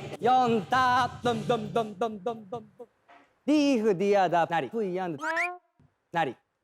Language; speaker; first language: Chinese; non-native, fluent; Thai